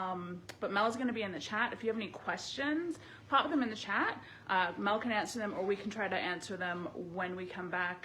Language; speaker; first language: English; native; English